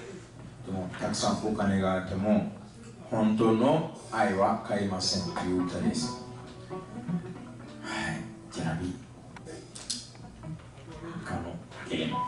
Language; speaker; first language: Japanese; non-native, fluent; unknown